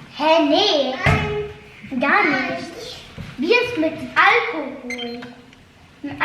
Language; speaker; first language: German; early bilingual, heritage; German